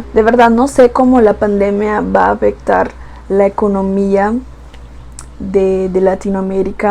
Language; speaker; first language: Spanish; non-native, fluent; Portuguese